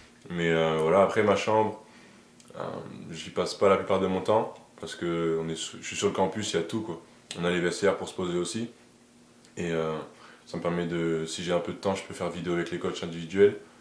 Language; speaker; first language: French; native; French